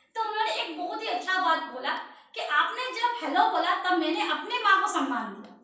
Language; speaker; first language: Hindi; non-native, local second language; Assamese